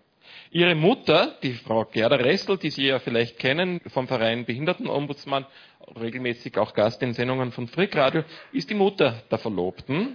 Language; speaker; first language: German; native; German